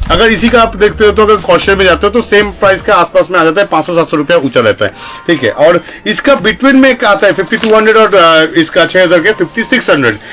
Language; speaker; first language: Hindi; non-native, local second language; Bangla